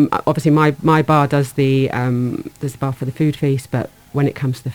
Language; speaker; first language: English; native; English